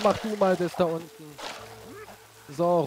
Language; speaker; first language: German; native; German